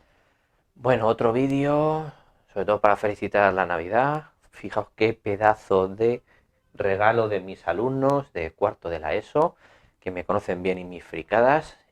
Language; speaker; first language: Spanish; native; Spanish